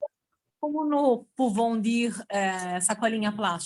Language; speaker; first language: French; non-native, learner; Portuguese